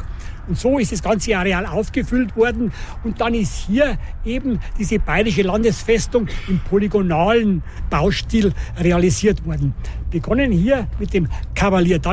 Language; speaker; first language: German; native; German